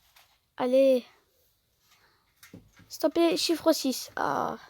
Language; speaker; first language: French; native; French